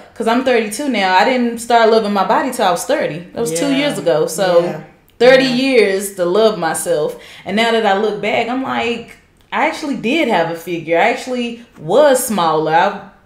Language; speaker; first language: English; native; English